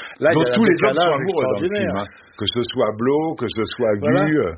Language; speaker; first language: French; native; French